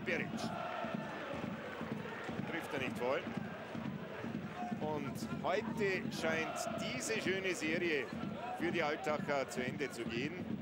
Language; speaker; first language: German; native; German